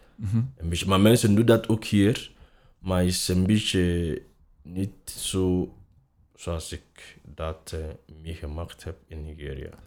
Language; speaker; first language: Dutch; non-native, fluent; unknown